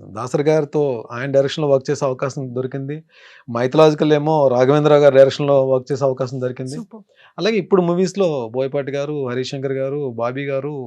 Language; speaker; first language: Telugu; native; Telugu